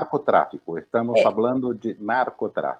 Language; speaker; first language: Spanish; non-native, fluent; Portuguese